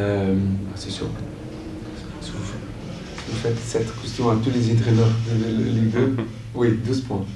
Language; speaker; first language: French; non-native, fluent; Portuguese